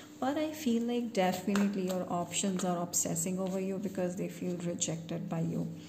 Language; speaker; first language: English; non-native, local second language; Hindi